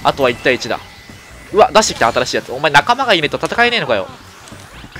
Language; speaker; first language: Japanese; native; Japanese